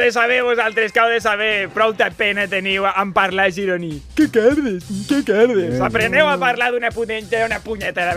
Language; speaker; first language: Catalan; native; Catalan